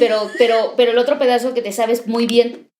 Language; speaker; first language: Spanish; native; Spanish